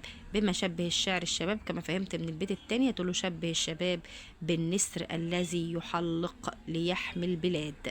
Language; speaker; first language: Arabic; native; Arabic